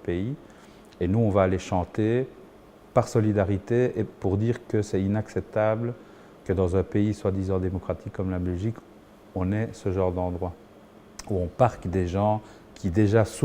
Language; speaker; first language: French; early bilingual, other home language; Spanish